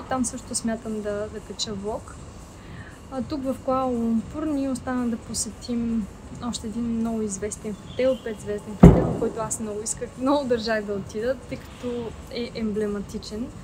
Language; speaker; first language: Bulgarian; native; Bulgarian